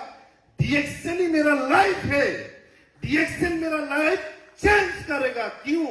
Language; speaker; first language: Hindi; non-native, learner; Bangla